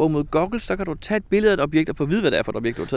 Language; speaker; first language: Danish; native; Danish